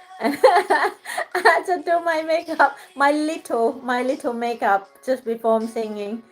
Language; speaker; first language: English; non-native, fluent; Thai